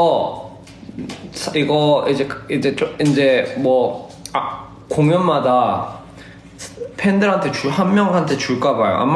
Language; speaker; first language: Korean; early bilingual, heritage; Korean